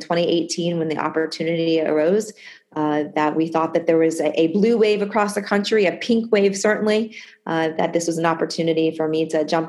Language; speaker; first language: English; native; English